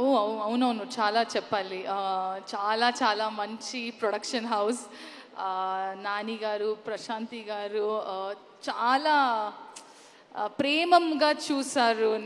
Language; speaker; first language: Telugu; non-native, learner; Kannada